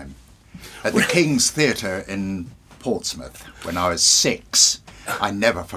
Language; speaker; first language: English; native; English